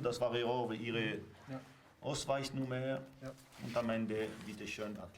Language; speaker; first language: German; non-native, local second language; French